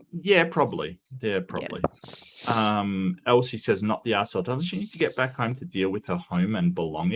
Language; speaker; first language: English; native; English